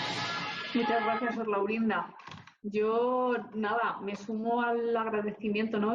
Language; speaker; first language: Spanish; native; Spanish